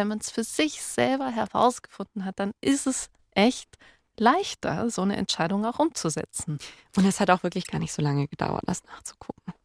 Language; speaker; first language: German; native; German